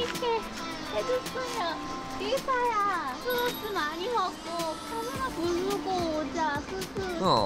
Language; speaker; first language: Korean; non-native, fluent; Thai